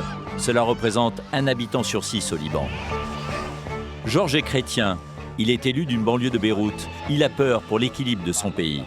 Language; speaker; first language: French; native; French